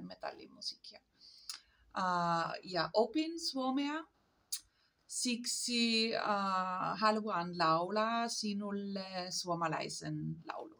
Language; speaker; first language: Finnish; non-native, learner; German